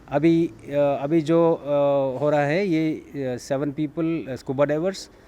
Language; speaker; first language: Hindi; non-native, local second language; Telugu